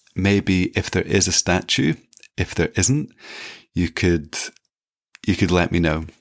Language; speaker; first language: English; native; English